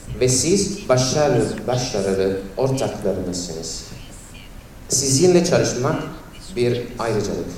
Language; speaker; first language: Turkish; non-native, fluent; Italian